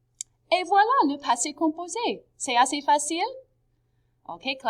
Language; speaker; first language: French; non-native, fluent; English